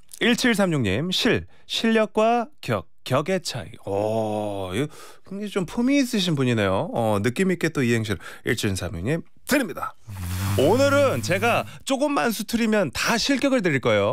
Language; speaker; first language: Korean; native; Korean